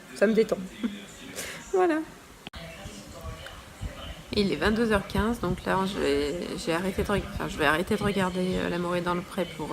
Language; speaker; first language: French; native; French